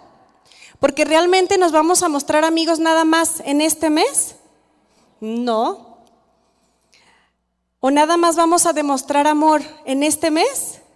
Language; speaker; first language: Spanish; native; Spanish